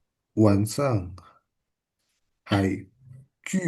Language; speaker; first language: Chinese; non-native, learner; Indonesian